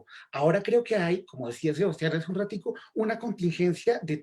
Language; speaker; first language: Spanish; native; Spanish